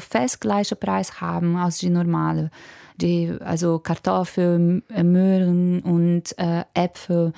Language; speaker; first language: German; non-native, fluent; Portuguese